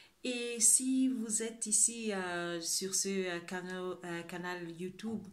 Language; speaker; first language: French; non-native, fluent; Spanish